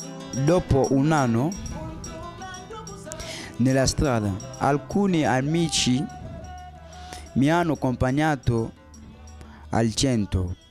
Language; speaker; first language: Italian; non-native, learner; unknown